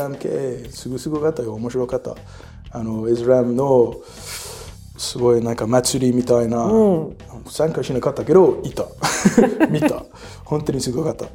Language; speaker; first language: Japanese; non-native, learner; English